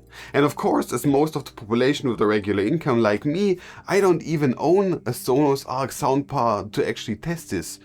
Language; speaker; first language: English; non-native, fluent; German